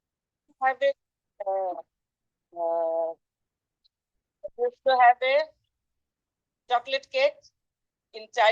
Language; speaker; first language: English; non-native, learner; Bangla